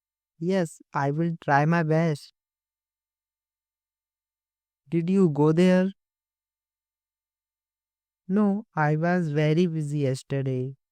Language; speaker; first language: English; non-native, local second language; Hindi